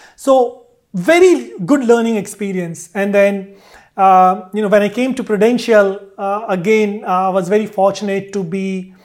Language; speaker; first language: English; non-native, local second language; Hindi